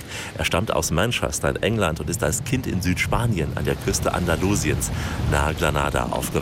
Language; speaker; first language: German; native; German